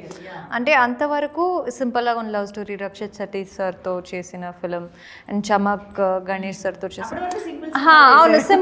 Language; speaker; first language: Telugu; non-native, learner; Kannada